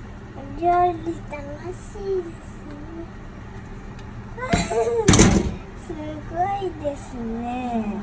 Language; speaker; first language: Japanese; early bilingual, other home language; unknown